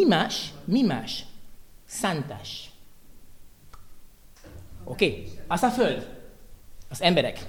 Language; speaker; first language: Hungarian; non-native, learner; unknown